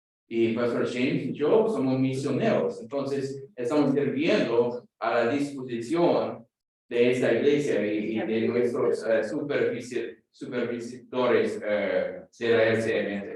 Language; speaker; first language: Spanish; non-native, fluent; English